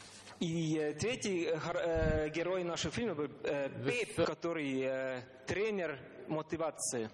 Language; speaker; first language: Russian; non-native, fluent; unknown